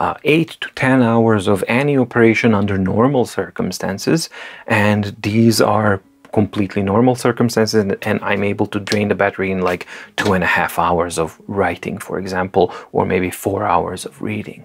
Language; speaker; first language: English; non-native, fluent; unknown